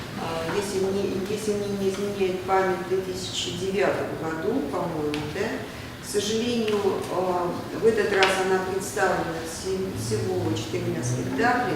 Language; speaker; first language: Russian; native; Russian